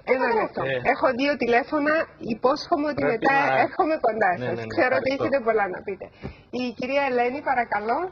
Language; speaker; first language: Greek; native; Greek